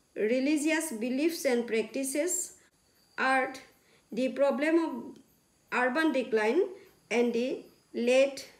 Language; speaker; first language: English; non-native, local second language; Assamese